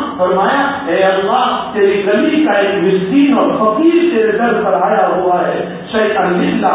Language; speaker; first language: Urdu; non-native, local second language; Gujarati